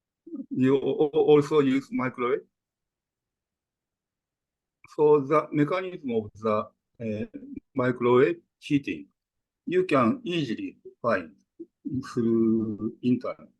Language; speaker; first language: English; non-native, fluent; Japanese